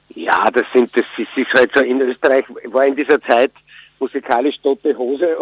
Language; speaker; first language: German; native; German